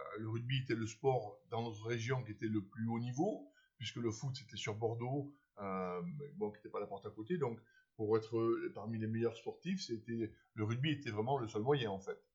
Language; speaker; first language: French; native; French